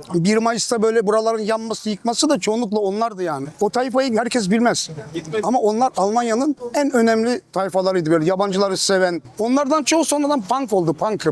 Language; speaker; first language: Turkish; early bilingual, heritage; Turkish